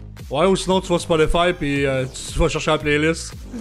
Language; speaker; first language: French; native; French